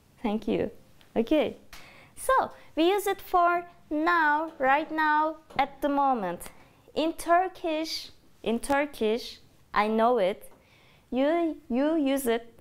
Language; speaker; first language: English; non-native, fluent; Turkish